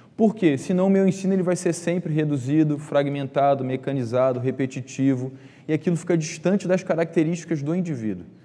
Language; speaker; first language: Portuguese; native; Portuguese